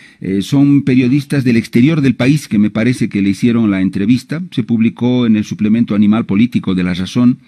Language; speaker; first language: Spanish; native; Spanish